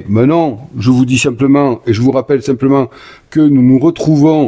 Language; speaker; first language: French; native; French